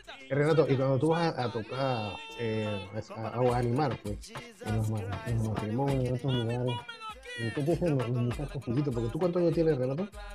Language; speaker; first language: Spanish; native; Spanish